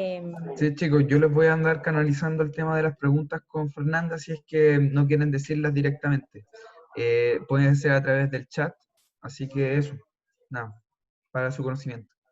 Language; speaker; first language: Spanish; native; Spanish